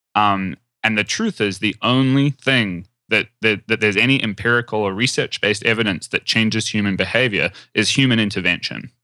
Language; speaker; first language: English; native; English